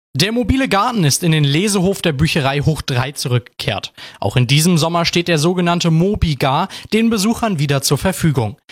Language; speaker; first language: German; native; German